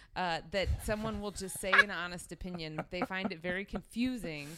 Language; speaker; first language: English; native; English